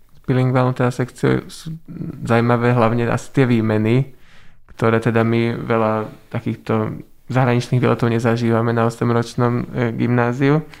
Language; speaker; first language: Slovak; native; Slovak